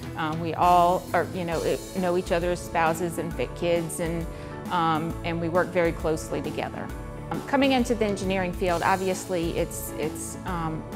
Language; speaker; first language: English; native; English